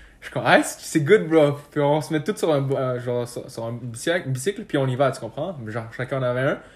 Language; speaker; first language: French; early bilingual, other home language; Persian